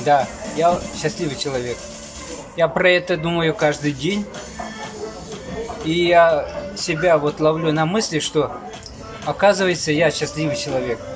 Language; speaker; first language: Russian; non-native, local second language; Chuvash